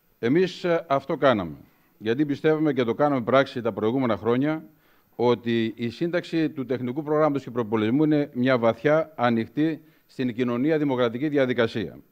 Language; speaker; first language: Greek; native; Greek